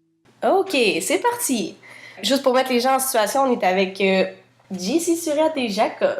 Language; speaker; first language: French; native; French